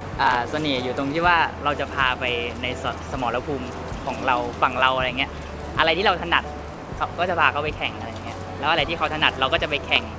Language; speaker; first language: Thai; native; Thai